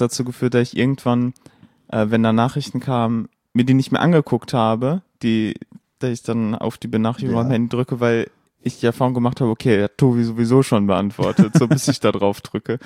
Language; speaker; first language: German; native; German